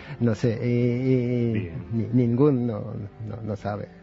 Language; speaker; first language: Spanish; non-native, fluent; French